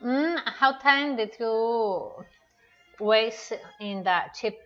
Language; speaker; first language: English; non-native, learner; Spanish